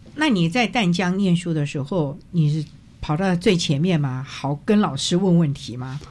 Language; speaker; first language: Chinese; native; Chinese